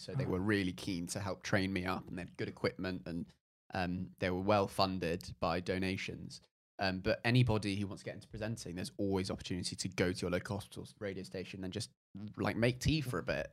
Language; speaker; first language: English; native; English